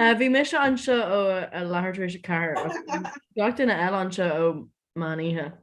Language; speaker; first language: Irish; non-native, local second language; English